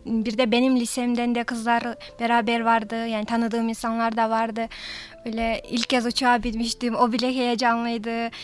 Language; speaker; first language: Turkish; non-native, fluent; Kyrgyz